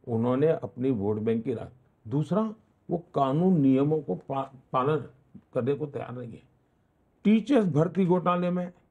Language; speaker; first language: Hindi; non-native, local second language; Gujarati